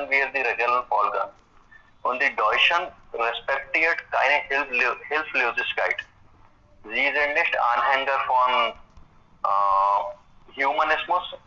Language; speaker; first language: German; non-native, fluent; Hindi